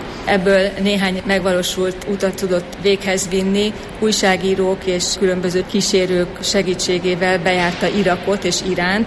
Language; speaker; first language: Hungarian; native; Hungarian